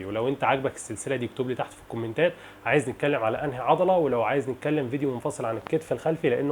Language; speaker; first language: Arabic; native; Arabic